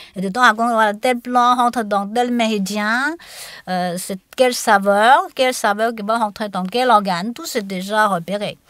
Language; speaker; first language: French; non-native, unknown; Chinese